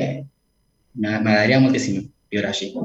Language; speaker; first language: Catalan; non-native, learner; Spanish